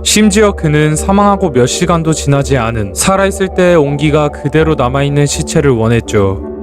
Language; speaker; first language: Korean; native; Korean